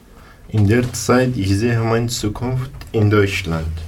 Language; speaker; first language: German; non-native, learner; Arabic